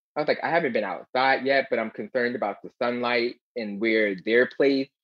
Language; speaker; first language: English; native; English